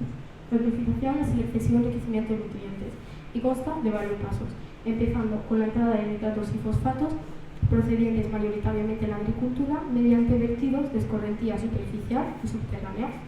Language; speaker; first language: Spanish; early bilingual, other home language; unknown